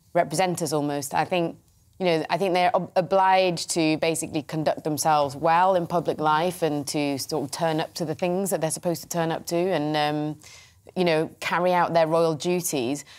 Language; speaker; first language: English; native; English